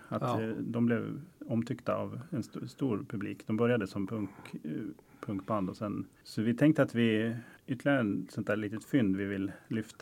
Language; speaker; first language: Swedish; native; Swedish